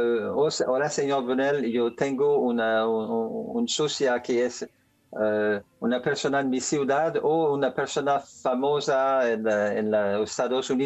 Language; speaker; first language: Spanish; non-native, learner; French